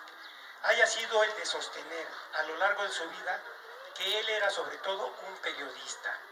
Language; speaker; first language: Spanish; native; Spanish